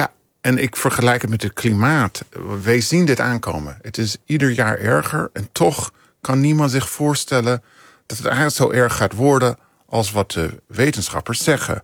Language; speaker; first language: Dutch; non-native, fluent; English